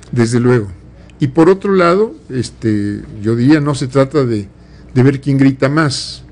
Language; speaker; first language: Spanish; native; Spanish